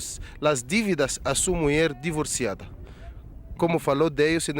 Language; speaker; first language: Portuguese; non-native, fluent; Arabic